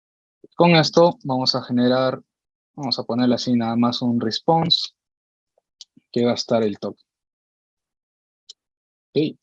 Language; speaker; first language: Spanish; native; Spanish